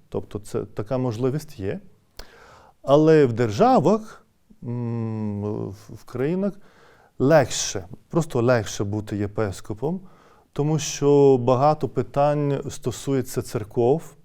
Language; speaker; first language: Ukrainian; non-native, fluent; Lithuanian